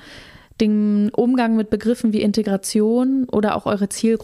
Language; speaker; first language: German; native; German